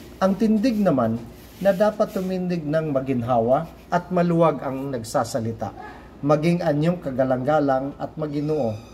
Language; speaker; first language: Filipino; non-native, local second language; Cebuano